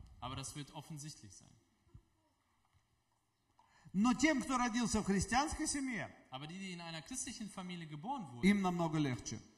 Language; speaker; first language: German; non-native, fluent; Russian